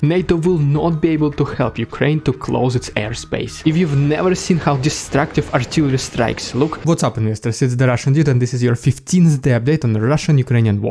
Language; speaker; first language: English; non-native, fluent; Russian